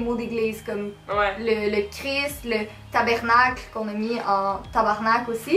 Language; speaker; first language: French; native; French